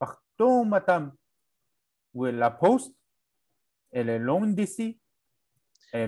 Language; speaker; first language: French; non-native, learner; English